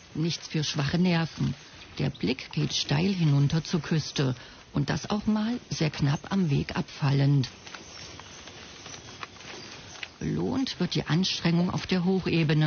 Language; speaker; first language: German; native; German